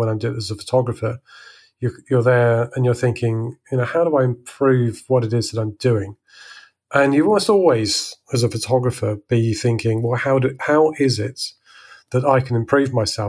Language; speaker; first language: English; native; English